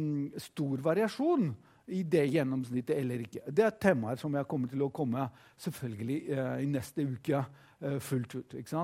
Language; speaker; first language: Norwegian; non-native, fluent; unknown